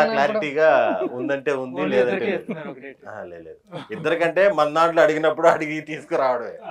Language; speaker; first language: Telugu; native; Telugu